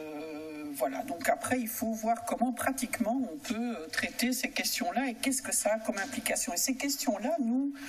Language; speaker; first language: French; native; French